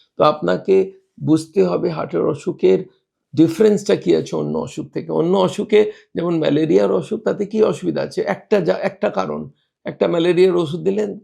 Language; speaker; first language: Bangla; non-native, local second language; Hindi